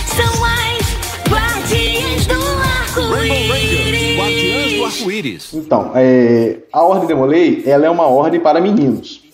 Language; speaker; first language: Portuguese; native; Portuguese